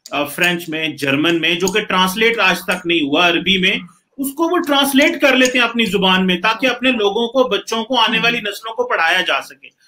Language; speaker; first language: Urdu; non-native, local second language; Punjabi